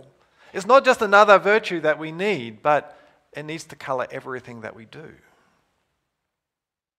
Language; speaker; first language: English; native; English